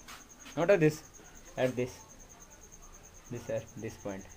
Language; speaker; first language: English; non-native, local second language; Hindi